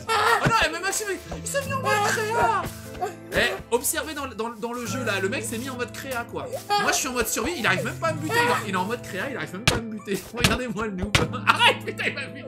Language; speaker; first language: French; native; French